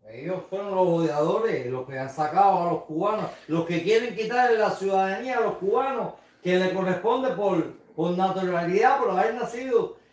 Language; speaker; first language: Spanish; native; Spanish